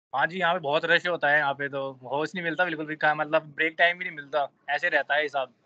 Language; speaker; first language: Hindi; native; Hindi